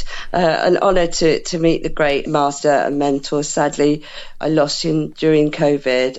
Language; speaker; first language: English; native; English